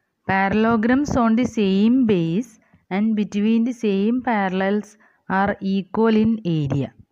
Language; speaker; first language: English; non-native, local second language; Malayalam